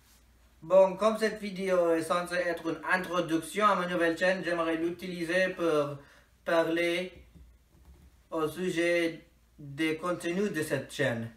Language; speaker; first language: French; non-native, fluent; English